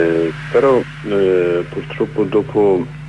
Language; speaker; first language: Italian; non-native, fluent; Kurdish